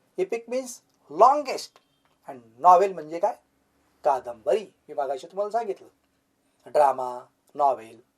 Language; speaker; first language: Marathi; native; Marathi